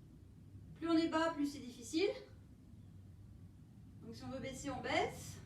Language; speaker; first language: French; native; French